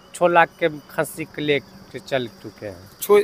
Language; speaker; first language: Hindi; native; Hindi